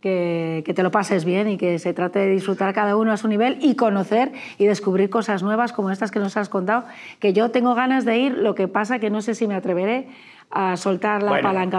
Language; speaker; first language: Spanish; native; Spanish